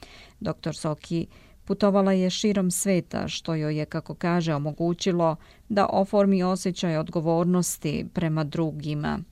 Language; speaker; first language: Serbian; native; Serbian